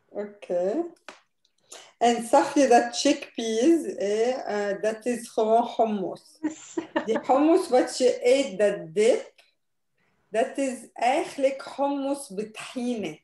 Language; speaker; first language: Dutch; non-native, fluent; Arabic